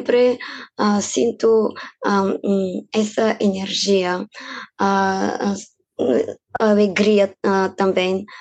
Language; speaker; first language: Portuguese; non-native, fluent; Bulgarian